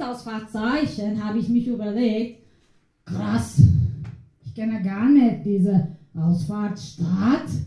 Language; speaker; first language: German; non-native, learner; Portuguese